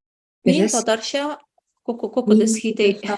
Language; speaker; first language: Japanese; non-native, fluent; Tatar